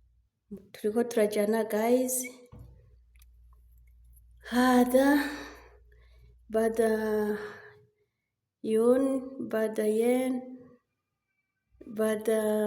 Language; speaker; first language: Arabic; non-native, learner; Rundi